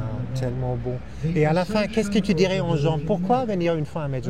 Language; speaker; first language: French; non-native, fluent; German